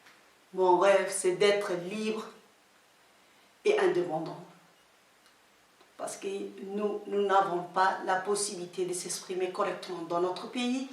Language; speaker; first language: French; non-native, local second language; Somali